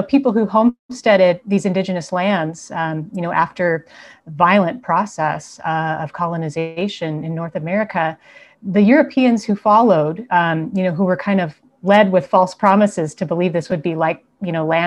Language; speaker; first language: English; native; English